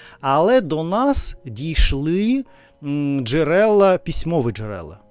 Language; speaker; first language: Ukrainian; non-native, learner; Russian